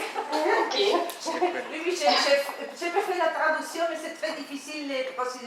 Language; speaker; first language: French; non-native, learner; Spanish